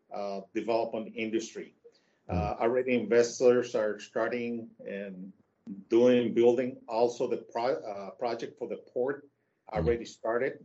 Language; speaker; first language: English; non-native, fluent; Spanish